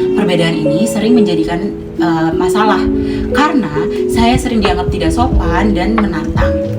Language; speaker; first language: Indonesian; native; Indonesian